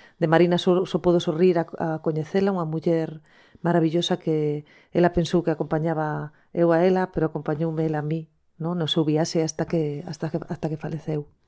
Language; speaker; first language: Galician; non-native, local second language; Spanish